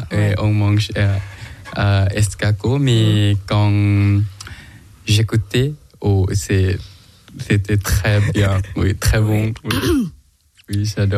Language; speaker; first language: French; non-native, learner; Thai